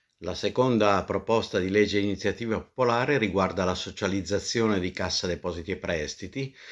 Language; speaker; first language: Italian; native; Italian